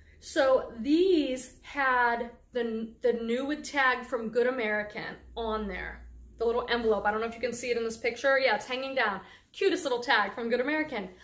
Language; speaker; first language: English; native; English